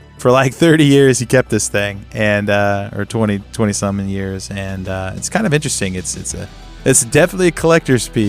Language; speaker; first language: English; native; English